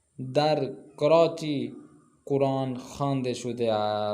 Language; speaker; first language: Persian; non-native, fluent; Urdu